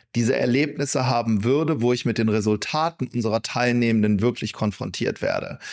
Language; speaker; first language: German; native; German